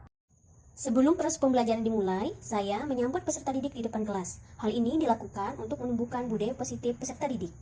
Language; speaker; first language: Indonesian; native; Indonesian